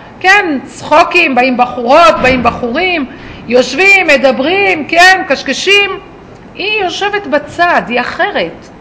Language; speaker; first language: Hebrew; native; Hebrew